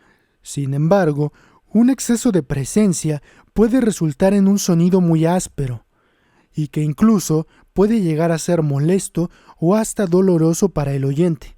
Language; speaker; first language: Spanish; native; Spanish